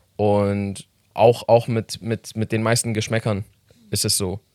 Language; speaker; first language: German; non-native, fluent; Persian